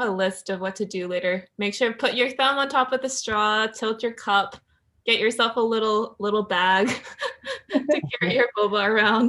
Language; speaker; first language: English; native; English